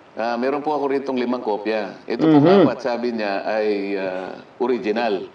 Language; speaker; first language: Filipino; non-native, local second language; Masbatenyo